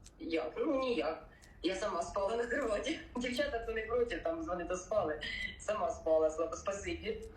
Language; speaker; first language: Ukrainian; native; Ukrainian